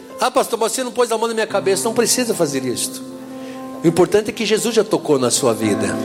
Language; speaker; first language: Portuguese; native; Portuguese